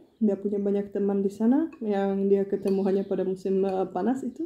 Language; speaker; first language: Indonesian; non-native, fluent; Czech